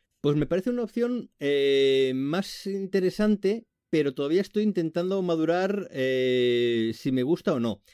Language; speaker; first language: Spanish; native; Spanish